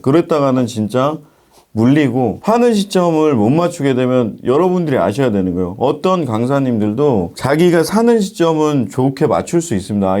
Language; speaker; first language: Korean; native; Korean